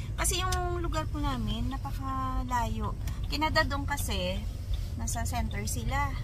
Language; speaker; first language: Filipino; non-native, local second language; Hiligaynon